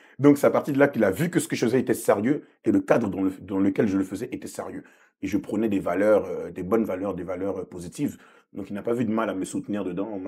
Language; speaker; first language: French; early bilingual, other home language; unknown